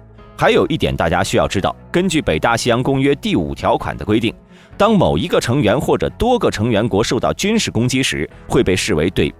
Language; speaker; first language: Chinese; native; Chinese